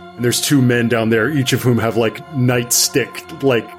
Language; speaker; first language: English; native; English